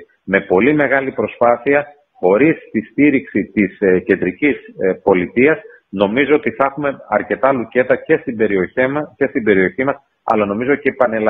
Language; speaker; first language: Greek; native; Greek